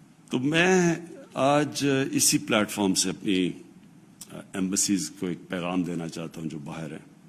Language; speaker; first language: Urdu; native; Urdu